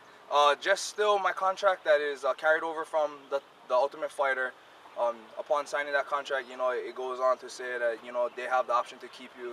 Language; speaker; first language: English; native; English